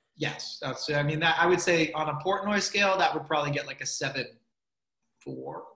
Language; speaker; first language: English; native; English